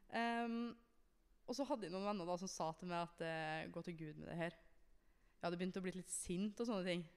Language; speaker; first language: Norwegian; native; Norwegian